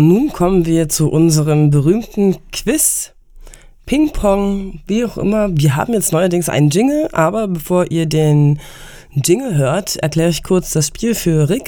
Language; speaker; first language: German; native; German